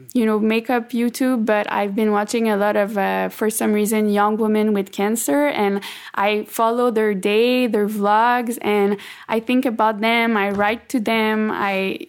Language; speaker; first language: English; non-native, fluent; French